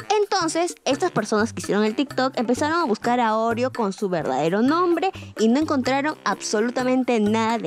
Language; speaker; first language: Spanish; native; Spanish